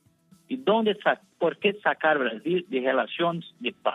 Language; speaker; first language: Spanish; non-native, fluent; Portuguese